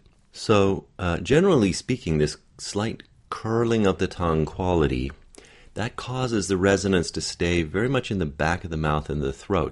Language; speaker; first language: English; native; English